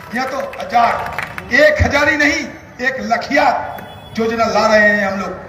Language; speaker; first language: Hindi; non-native, local second language; Bangla